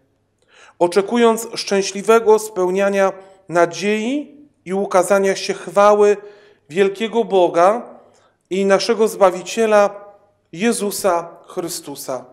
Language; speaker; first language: Polish; native; Polish